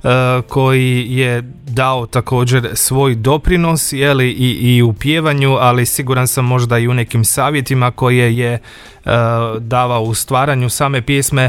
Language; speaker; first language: Croatian; native; Croatian